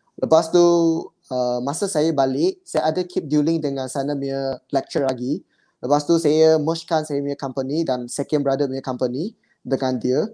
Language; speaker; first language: Malay; non-native, local second language; Chinese